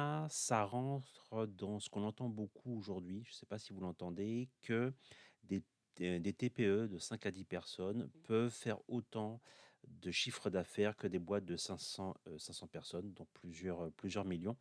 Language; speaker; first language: French; native; French